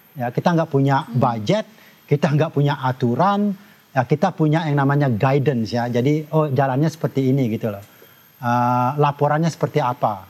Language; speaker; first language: Indonesian; non-native, local second language; Balinese